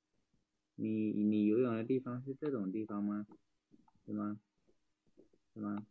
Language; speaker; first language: Chinese; native; Chinese